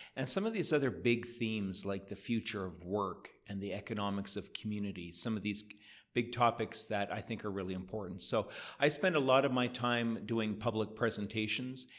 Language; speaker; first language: English; native; English